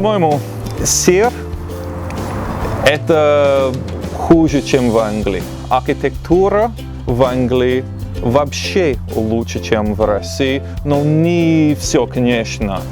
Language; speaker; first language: Russian; non-native, learner; English